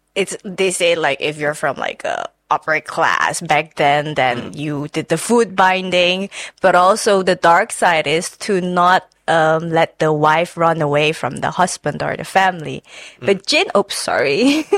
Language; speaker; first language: English; non-native, fluent; Chinese